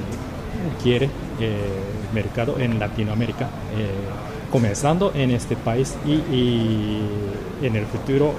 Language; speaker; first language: Spanish; non-native, learner; Japanese